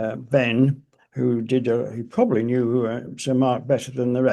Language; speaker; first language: English; native; English